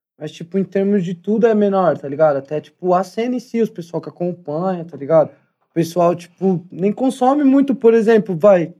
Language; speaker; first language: Portuguese; native; Portuguese